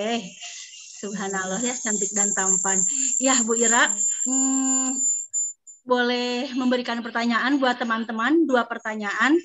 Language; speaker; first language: Indonesian; native; Indonesian